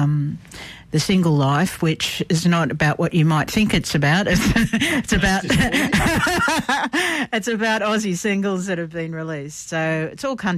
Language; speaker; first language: English; native; English